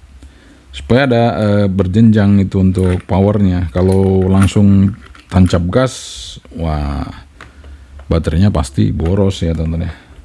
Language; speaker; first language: Indonesian; native; Indonesian